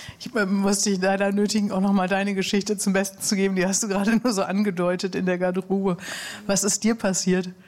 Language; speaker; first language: German; native; German